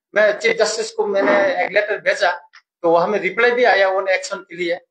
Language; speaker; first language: Hindi; non-native, local second language; Bangla